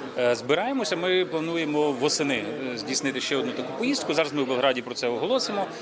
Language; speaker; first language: Ukrainian; native; Ukrainian